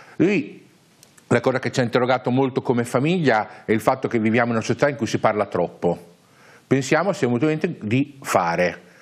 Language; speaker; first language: Italian; native; Italian